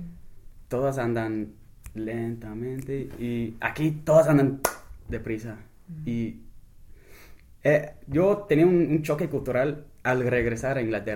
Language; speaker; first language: Spanish; non-native, fluent; English